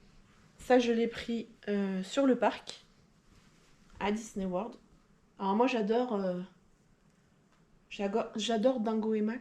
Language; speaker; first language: French; native; French